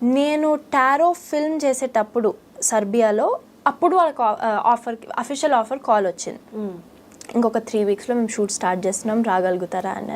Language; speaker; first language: Telugu; early bilingual, heritage; Telugu